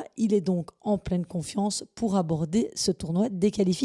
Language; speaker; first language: French; native; French